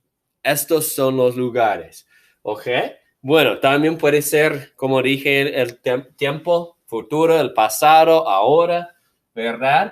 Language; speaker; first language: Spanish; non-native, fluent; English